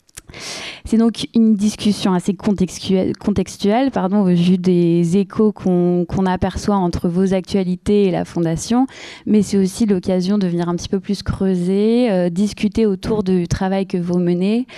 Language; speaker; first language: French; native; French